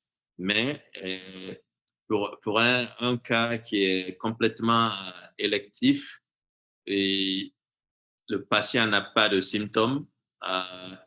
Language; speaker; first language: French; non-native, fluent; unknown